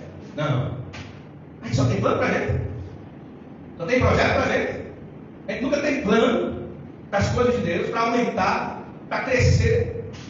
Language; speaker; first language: Portuguese; native; Portuguese